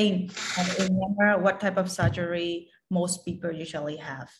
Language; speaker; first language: English; non-native, fluent; Khmer